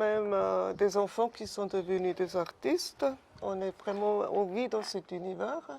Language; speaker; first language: French; non-native, fluent; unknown